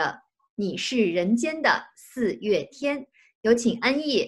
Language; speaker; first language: Chinese; native; Chinese